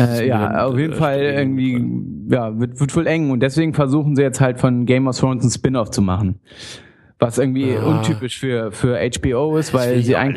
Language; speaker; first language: German; native; German